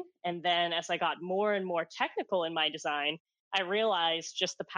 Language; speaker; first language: English; non-native, local second language; Cantonese